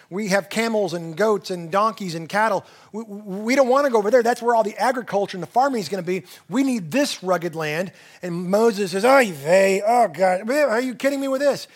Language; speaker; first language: English; native; English